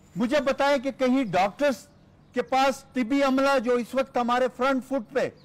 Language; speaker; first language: Urdu; non-native, local second language; Pashto